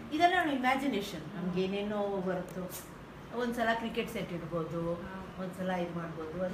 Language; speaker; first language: Kannada; non-native, local second language; Tamil